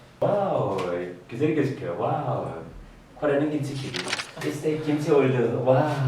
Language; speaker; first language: Turkish; non-native, fluent; Korean